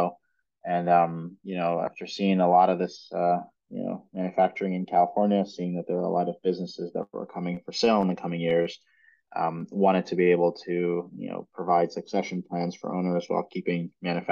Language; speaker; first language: English; native; English